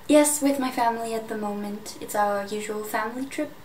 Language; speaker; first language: English; non-native, fluent; German